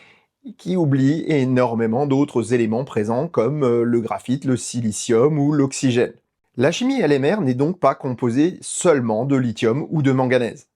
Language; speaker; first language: French; native; French